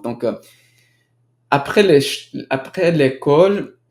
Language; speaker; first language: French; non-native, learner; Spanish